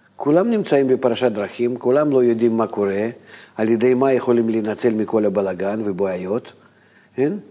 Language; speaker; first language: Hebrew; non-native, fluent; Russian